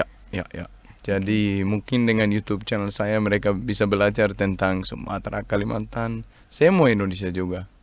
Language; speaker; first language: Indonesian; non-native, learner; Danish